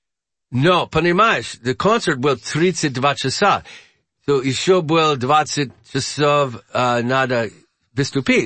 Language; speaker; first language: Russian; non-native, learner; English